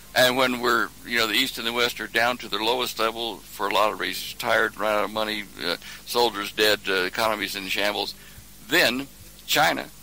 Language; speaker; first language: English; native; English